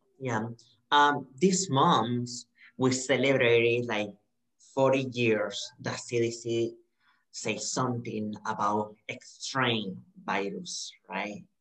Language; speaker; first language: English; non-native, learner; Spanish